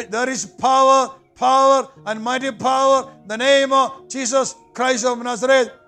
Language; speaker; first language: English; non-native, local second language; Malayalam